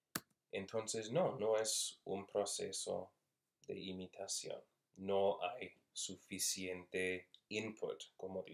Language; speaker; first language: Spanish; non-native, fluent; English